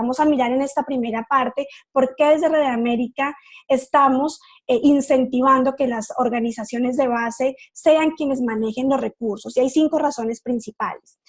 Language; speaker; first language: Spanish; native; Spanish